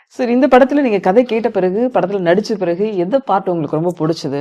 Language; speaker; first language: Tamil; native; Tamil